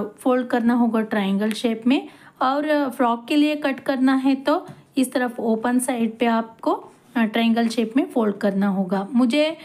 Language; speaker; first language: Hindi; non-native, local second language; Kannada